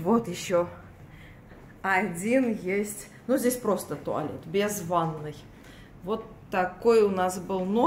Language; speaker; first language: Russian; native; Russian